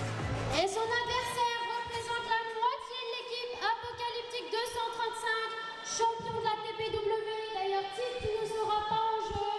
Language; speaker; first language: French; native; French